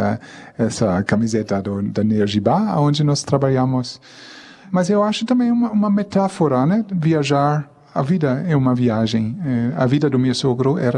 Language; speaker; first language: Portuguese; non-native, fluent; German